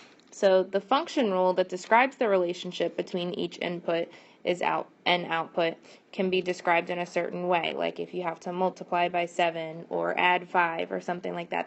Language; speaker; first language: English; native; English